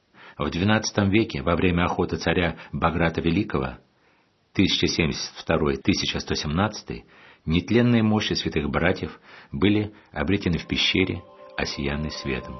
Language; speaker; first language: Russian; native; Russian